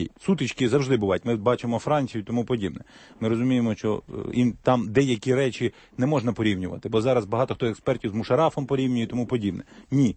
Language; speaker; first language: Ukrainian; native; Ukrainian